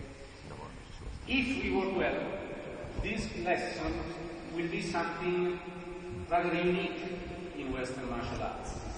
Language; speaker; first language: English; non-native, fluent; Italian